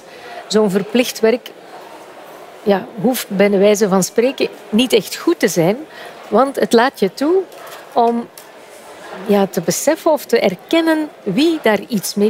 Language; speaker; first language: Dutch; native; Dutch